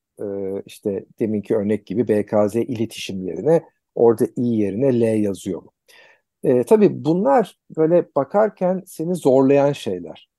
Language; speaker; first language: Turkish; native; Turkish